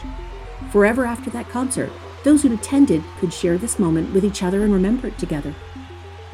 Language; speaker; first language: English; native; English